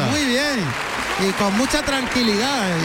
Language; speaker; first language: Spanish; native; Spanish